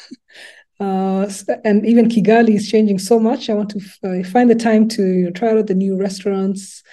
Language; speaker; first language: English; non-native, local second language; Luba-Lulua